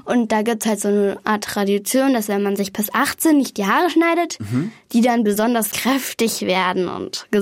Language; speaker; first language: German; native; German